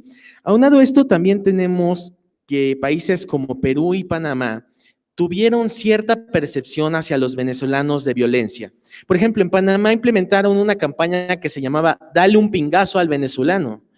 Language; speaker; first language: Spanish; native; Spanish